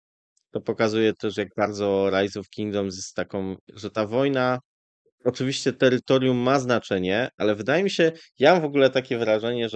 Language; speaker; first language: Polish; native; Polish